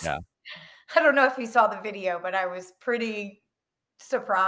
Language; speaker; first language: English; native; English